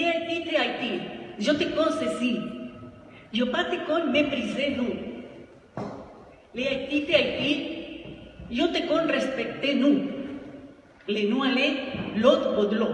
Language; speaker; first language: Haitian Creole; non-native, learner; Spanish